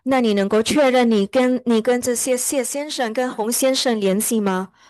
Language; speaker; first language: Chinese; early bilingual, heritage; Chinese